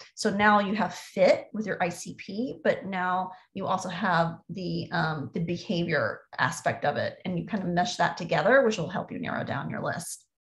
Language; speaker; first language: English; native; English